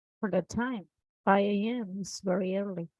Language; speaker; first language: English; non-native, learner; Spanish